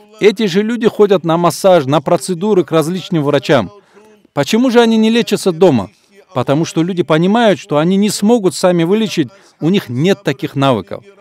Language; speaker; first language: Russian; non-native, local second language; Avaric